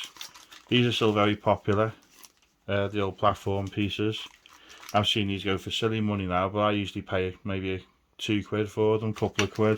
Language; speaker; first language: English; native; English